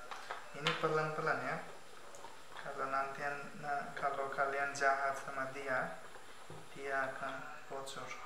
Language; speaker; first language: Indonesian; non-native, fluent; Bangla